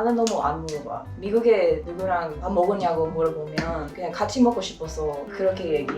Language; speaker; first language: Korean; non-native, fluent; English